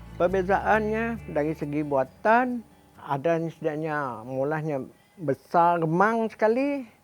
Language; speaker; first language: Malay; native; Malay